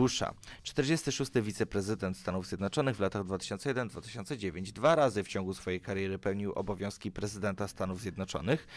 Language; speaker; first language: Polish; native; Polish